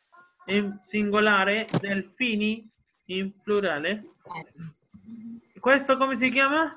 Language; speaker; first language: Italian; non-native, fluent; Spanish